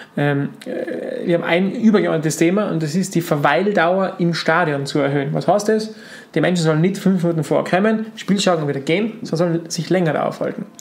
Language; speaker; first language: German; native; German